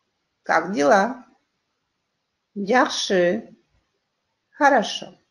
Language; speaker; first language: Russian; non-native, local second language; Kyrgyz